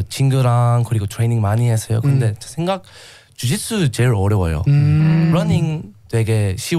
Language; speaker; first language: Korean; non-native, learner; English